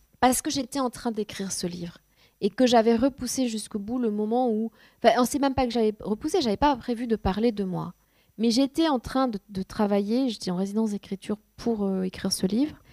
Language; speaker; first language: French; non-native, fluent; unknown